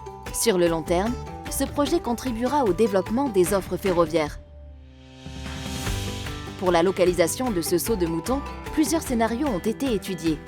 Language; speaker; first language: French; native; French